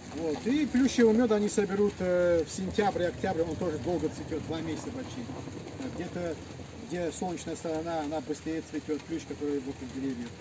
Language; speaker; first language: Russian; non-native, local second language; Adyghe